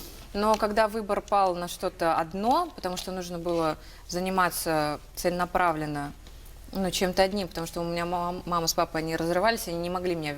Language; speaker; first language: Russian; native; Russian